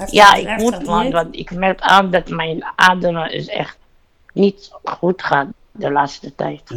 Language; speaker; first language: Dutch; non-native, learner; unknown